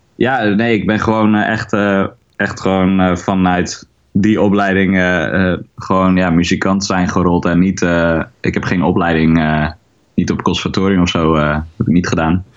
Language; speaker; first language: Dutch; native; Dutch